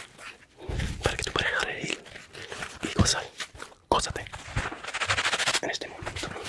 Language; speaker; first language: Spanish; non-native, fluent; English